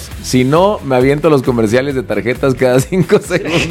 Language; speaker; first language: Spanish; native; Spanish